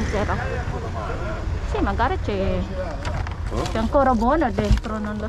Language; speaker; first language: Italian; non-native, learner; Filipino